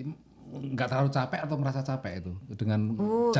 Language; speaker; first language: Indonesian; native; Indonesian